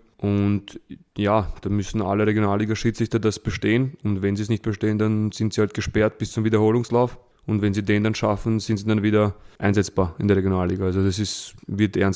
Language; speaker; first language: German; early bilingual, other home language; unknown